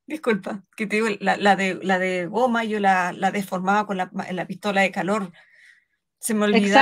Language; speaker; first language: Spanish; native; Spanish